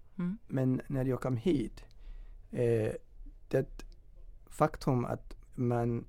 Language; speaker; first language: Swedish; non-native, fluent; Somali